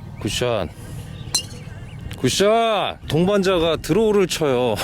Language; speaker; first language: Korean; native; Korean